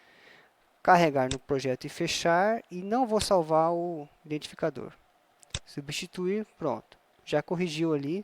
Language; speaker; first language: Portuguese; native; Portuguese